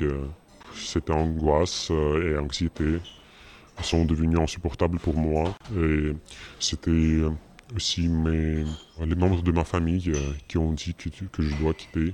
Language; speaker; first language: French; non-native, fluent; Russian